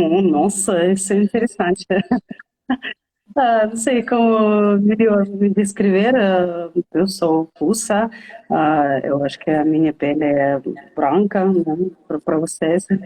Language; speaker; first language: Portuguese; non-native, fluent; Russian